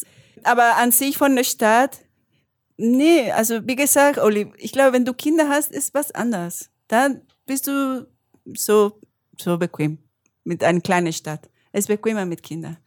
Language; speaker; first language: German; non-native, learner; Spanish